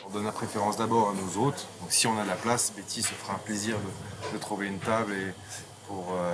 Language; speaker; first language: French; native; French